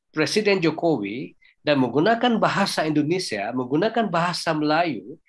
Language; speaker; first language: Indonesian; early bilingual, heritage; Thai